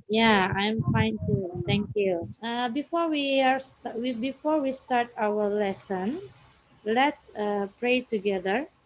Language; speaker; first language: English; non-native, fluent; Indonesian